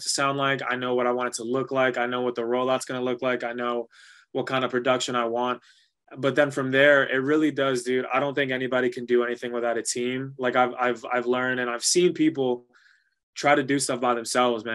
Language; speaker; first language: English; early bilingual, other home language; Spanish